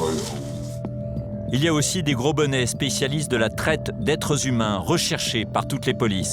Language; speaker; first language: French; native; French